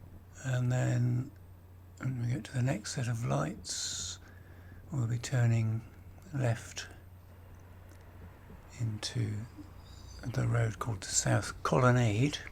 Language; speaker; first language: English; native; English